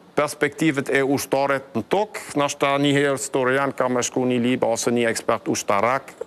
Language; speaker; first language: Albanian; non-native, fluent; German